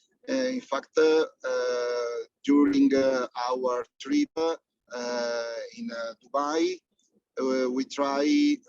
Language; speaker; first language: English; non-native, fluent; Italian